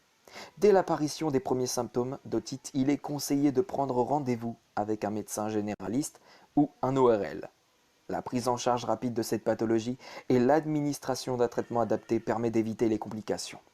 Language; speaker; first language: French; native; French